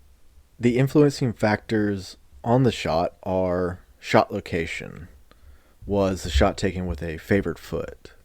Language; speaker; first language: English; native; English